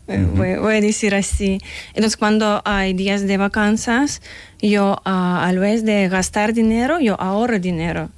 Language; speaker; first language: Spanish; non-native, learner; Ukrainian